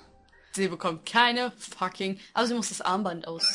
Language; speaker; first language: German; native; German